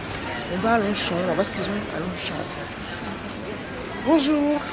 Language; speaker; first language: French; native; French